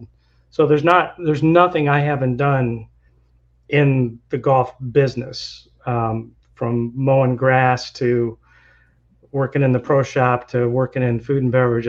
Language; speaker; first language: English; native; English